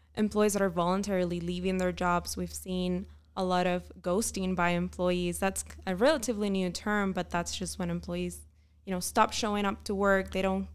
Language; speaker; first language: English; non-native, fluent; Spanish